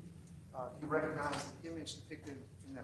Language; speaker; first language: English; native; English